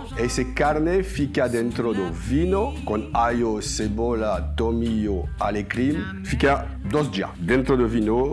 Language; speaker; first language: Portuguese; non-native, learner; French